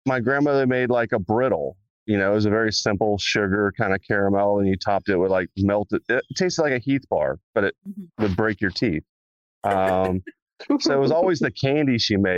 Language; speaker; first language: English; native; English